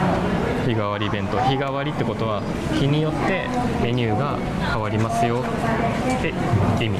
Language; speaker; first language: Japanese; native; Japanese